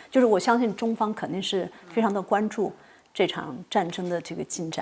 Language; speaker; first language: Chinese; native; Chinese